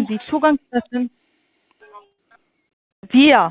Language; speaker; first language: German; non-native, learner; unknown